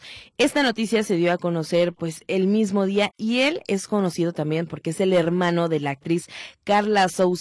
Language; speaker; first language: Spanish; native; Spanish